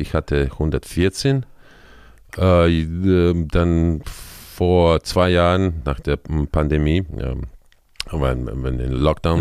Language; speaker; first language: German; non-native, fluent; Spanish